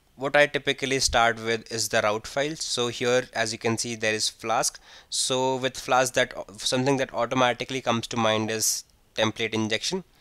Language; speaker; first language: English; non-native, local second language; Hindi